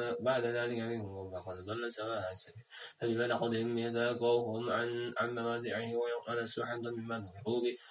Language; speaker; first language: Arabic; non-native, learner; Indonesian